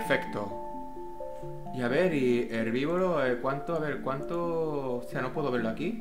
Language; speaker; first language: Spanish; native; Spanish